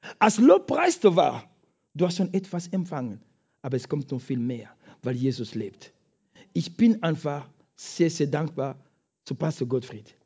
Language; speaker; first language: German; non-native, fluent; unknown